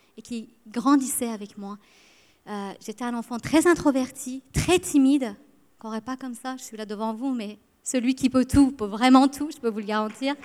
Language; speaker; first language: French; early bilingual, other home language; Persian